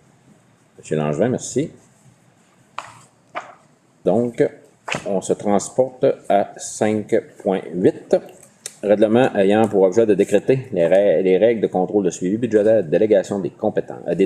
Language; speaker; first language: French; native; French